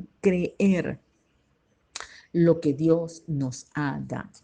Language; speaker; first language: Spanish; native; Spanish